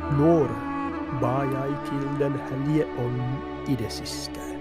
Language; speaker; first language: Norwegian; non-native, fluent; Polish